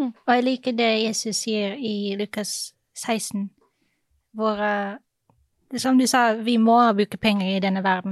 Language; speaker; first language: Norwegian; non-native, fluent; English